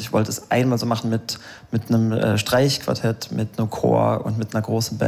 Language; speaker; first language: German; native; German